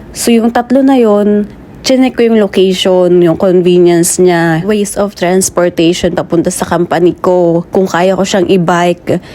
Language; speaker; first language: Filipino; native; Filipino